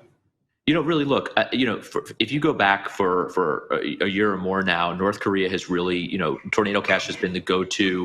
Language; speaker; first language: English; native; English